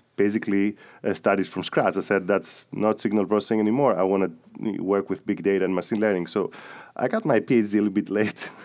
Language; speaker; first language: English; non-native, fluent; Greek